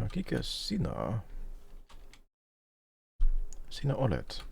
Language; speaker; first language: Finnish; non-native, learner; English